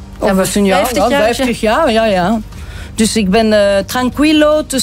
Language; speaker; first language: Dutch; non-native, local second language; French